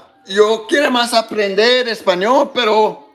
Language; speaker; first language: Spanish; non-native, learner; English